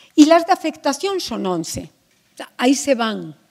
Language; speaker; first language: Spanish; native; Spanish